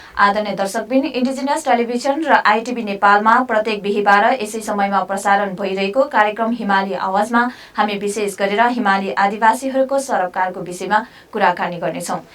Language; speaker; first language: Nepali; non-native, local second language; Sherpa